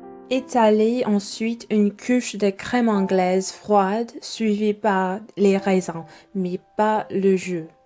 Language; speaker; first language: French; non-native, fluent; English